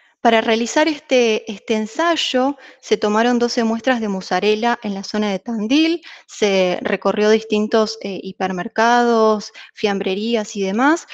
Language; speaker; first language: Spanish; native; Spanish